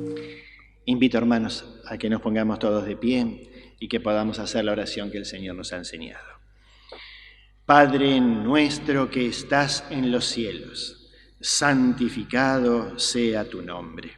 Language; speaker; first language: Spanish; native; Spanish